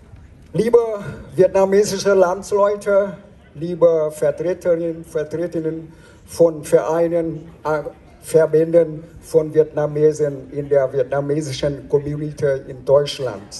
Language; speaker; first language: German; non-native, fluent; Vietnamese